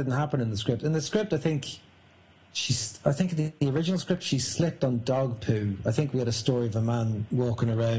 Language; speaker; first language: English; native; English